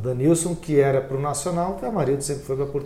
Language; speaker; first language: Portuguese; native; Portuguese